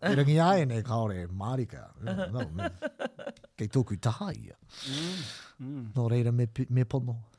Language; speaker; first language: Māori; non-native, local second language; English